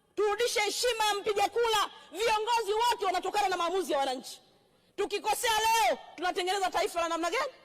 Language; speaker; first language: Swahili; native; Swahili